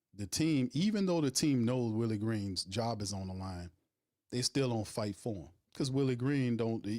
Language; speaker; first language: English; native; English